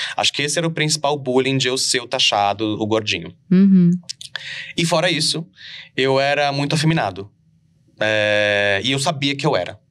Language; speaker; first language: Portuguese; native; Portuguese